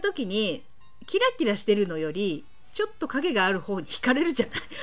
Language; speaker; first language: Japanese; native; Japanese